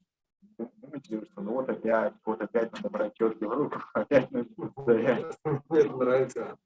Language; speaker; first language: Russian; native; Russian